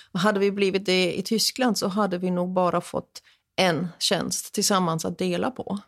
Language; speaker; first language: Swedish; non-native, fluent; German